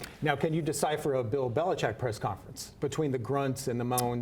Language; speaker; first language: English; native; English